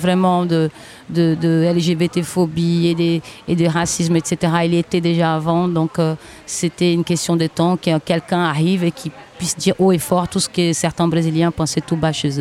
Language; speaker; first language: French; non-native, fluent; Portuguese